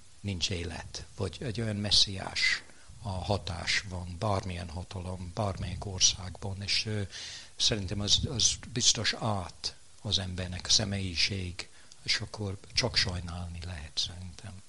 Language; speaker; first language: Hungarian; non-native, fluent; English